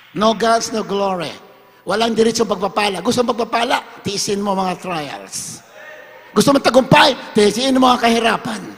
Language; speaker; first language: Filipino; non-native, local second language; Hiligaynon